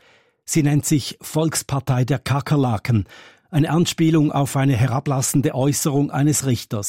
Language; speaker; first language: German; native; German